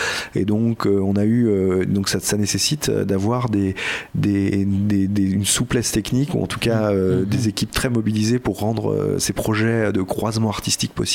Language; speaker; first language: French; native; French